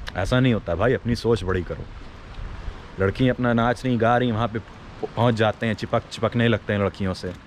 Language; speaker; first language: Hindi; native; Hindi